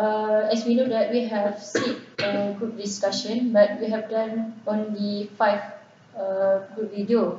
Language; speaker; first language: English; non-native, local second language; Malay